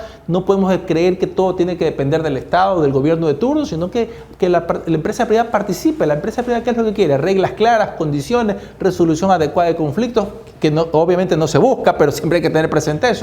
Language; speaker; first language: Spanish; native; Spanish